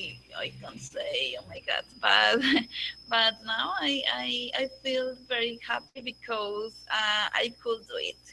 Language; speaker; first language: English; non-native, learner; Spanish